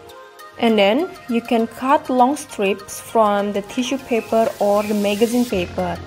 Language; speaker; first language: English; non-native, fluent; Indonesian